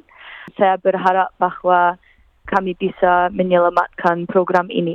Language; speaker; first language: Indonesian; non-native, fluent; English